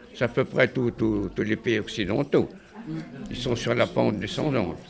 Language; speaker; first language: French; native; French